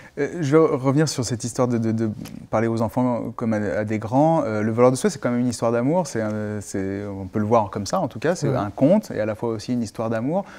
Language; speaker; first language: French; native; French